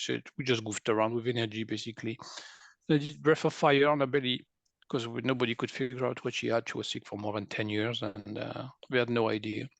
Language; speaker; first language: English; non-native, fluent; French